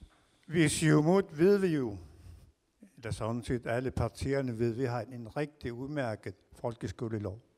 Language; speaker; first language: Danish; non-native, local second language; Kalaallisut